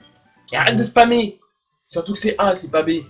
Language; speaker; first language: French; native; French